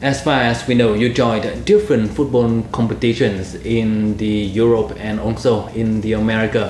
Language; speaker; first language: English; non-native, fluent; Vietnamese